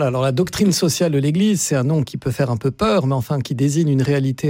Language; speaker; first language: French; native; French